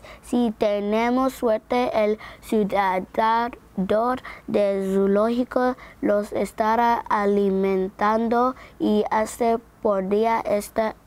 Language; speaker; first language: Spanish; non-native, learner; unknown